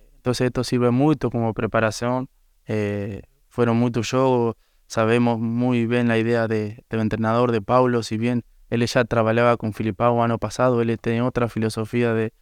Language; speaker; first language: Portuguese; non-native, learner; Spanish